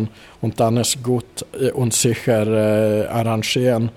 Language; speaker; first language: German; non-native, fluent; Swedish